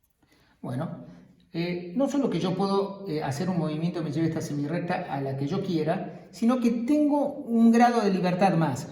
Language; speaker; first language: Spanish; native; Spanish